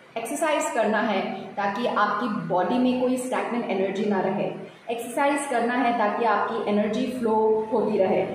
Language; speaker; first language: Hindi; non-native, local second language; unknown